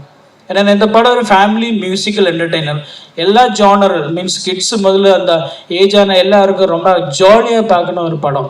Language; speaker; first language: Tamil; non-native, learner; Malayalam